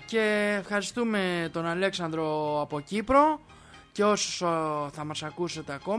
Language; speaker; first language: Greek; native; Greek